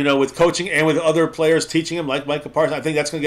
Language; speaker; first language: English; native; English